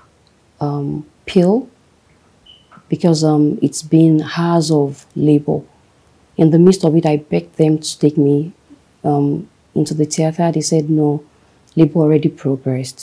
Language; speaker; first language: English; non-native, local second language; Yoruba